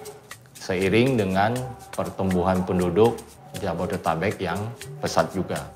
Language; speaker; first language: Indonesian; native; Indonesian